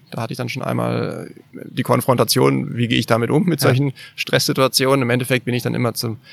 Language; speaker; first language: German; native; German